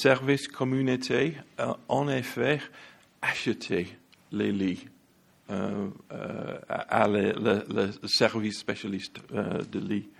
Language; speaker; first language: French; non-native, learner; English